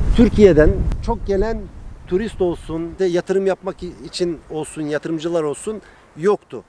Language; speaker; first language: Turkish; non-native, fluent; Albanian